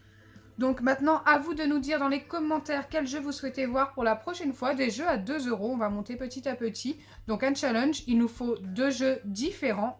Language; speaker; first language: French; native; French